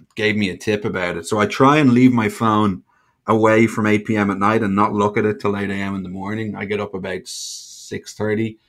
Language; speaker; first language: English; native; English